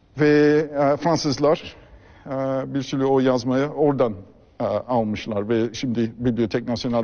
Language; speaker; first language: Turkish; non-native, fluent; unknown